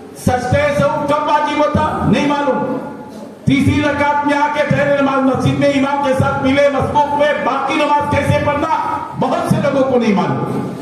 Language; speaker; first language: Urdu; native; Urdu